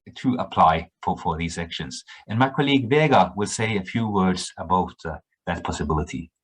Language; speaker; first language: English; non-native, fluent; Norwegian